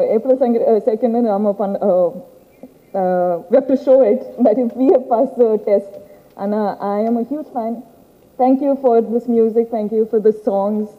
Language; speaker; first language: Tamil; non-native, learner; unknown